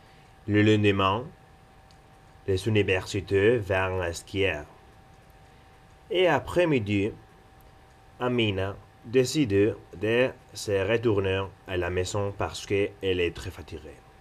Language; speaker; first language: French; non-native, learner; Spanish